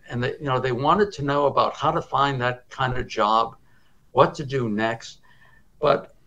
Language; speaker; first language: English; native; English